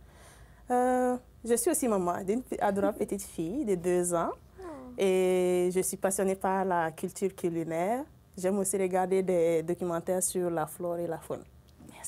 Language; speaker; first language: French; non-native, local second language; Bambara